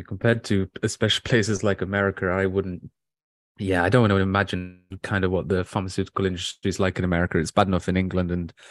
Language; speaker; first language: English; native; English